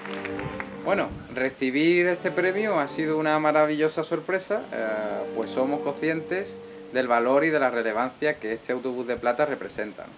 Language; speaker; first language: Spanish; native; Spanish